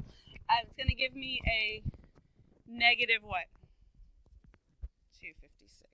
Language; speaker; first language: English; native; English